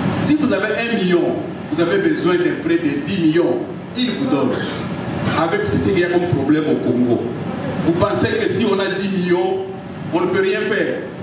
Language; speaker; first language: French; non-native, local second language; Lingala